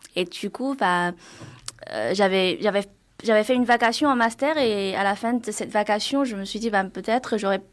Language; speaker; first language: French; non-native, fluent; Chinese